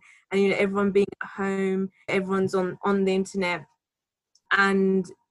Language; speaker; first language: English; native; English